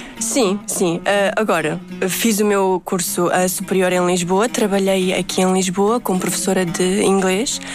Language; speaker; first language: Portuguese; early bilingual, other home language; Uzbek